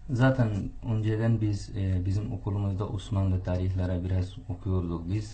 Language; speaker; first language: Turkish; non-native, fluent; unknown